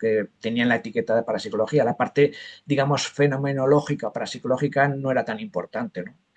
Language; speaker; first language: Spanish; native; Spanish